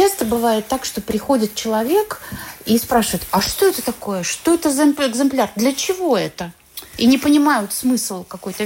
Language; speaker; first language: Russian; native; Russian